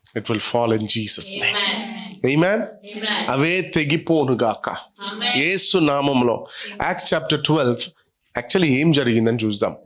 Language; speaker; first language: Telugu; non-native, local second language; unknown